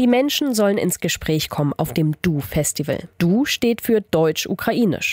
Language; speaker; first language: German; native; German